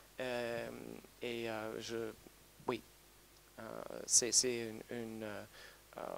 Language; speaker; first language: French; non-native, fluent; English